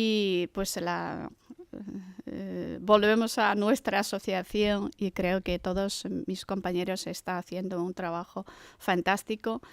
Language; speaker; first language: Spanish; non-native, fluent; Chinese